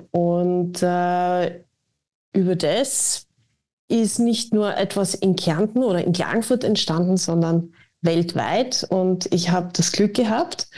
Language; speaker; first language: German; native; German